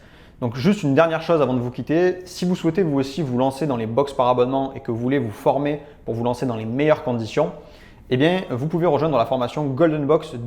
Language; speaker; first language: French; native; French